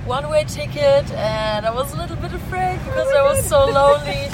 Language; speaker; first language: English; non-native, fluent; German